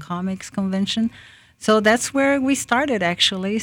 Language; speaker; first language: English; early bilingual, other home language; Portuguese